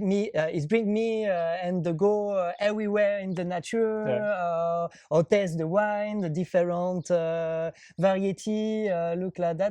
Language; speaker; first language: English; non-native, learner; French